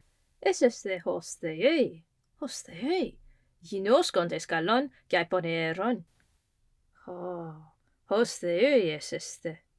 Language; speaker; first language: Greek; non-native, fluent; English